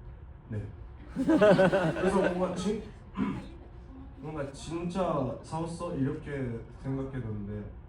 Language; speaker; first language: Korean; non-native, learner; Japanese